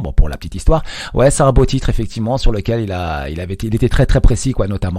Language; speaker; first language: French; native; French